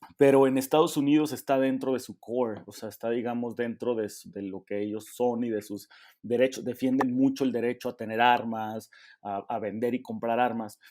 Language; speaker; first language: Spanish; native; Spanish